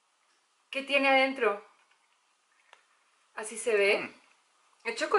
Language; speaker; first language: Spanish; native; Spanish